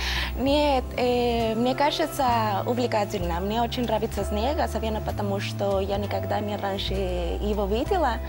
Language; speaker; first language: Russian; non-native, fluent; Spanish